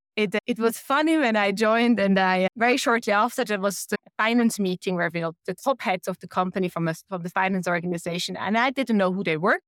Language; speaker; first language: English; non-native, fluent; German